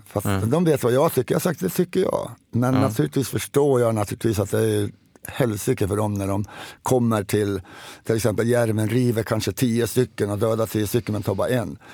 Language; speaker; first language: Swedish; native; Swedish